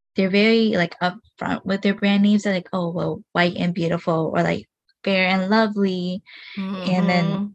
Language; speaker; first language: English; early bilingual, other home language; Hmong